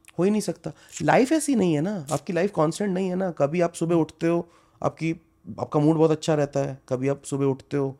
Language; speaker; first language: Hindi; non-native, local second language; Bangla